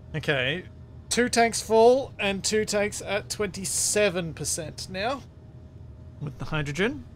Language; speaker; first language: English; native; English